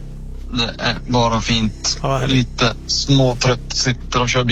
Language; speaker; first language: Swedish; native; Swedish